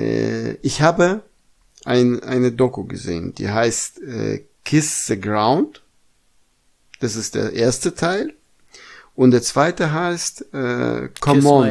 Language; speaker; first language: German; non-native, fluent; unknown